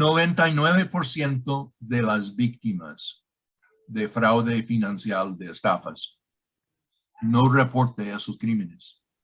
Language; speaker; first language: Spanish; non-native, learner; English